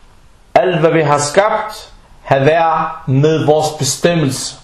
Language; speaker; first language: Danish; non-native, fluent; Arabic